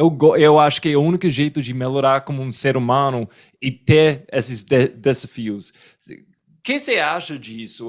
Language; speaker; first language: Portuguese; non-native, fluent; English